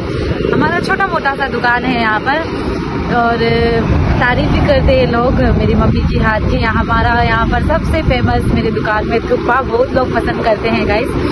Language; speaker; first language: Hindi; non-native, local second language; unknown